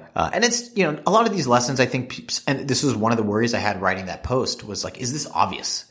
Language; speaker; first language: English; native; English